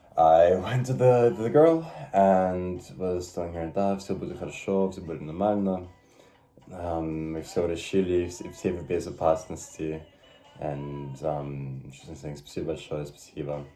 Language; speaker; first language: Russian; non-native, learner; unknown